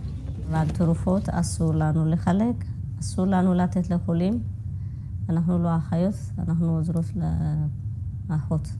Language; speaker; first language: Hebrew; non-native, fluent; Amharic